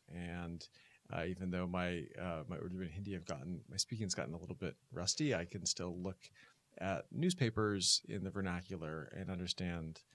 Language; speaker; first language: English; native; English